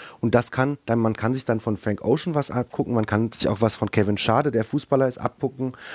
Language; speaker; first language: German; early bilingual, other home language; Turkish